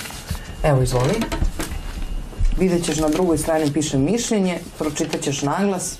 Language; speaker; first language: Serbian; native; Serbian